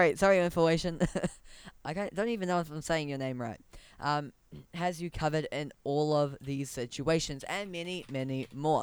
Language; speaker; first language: English; native; English